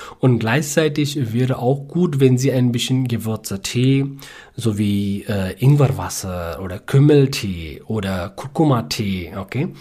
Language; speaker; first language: German; non-native, learner; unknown